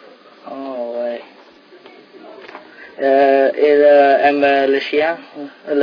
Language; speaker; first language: French; non-native, learner; English